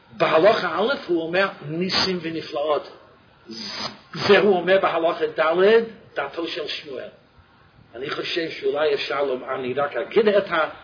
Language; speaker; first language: Hebrew; non-native, fluent; English